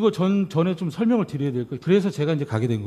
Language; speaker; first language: Korean; native; Korean